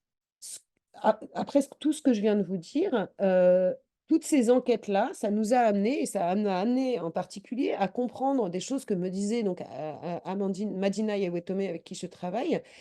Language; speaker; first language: French; native; French